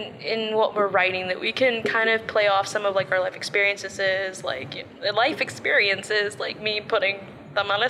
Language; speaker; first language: English; early bilingual, other home language; Spanish